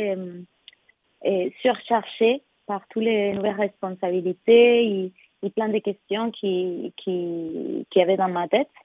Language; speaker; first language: French; non-native, fluent; Spanish